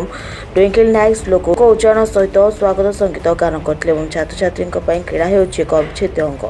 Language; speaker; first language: Hindi; non-native, local second language; Odia